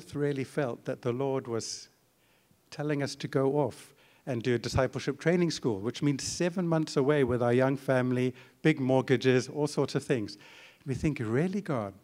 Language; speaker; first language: English; native; English